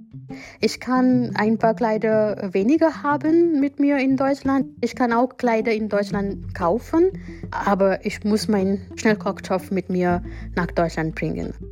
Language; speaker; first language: German; non-native, fluent; Gujarati